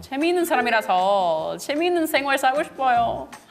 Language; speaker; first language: Korean; non-native, learner; English